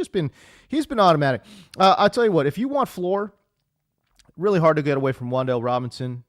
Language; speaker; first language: English; native; English